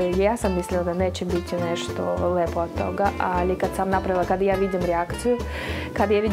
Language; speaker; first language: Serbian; non-native, fluent; Russian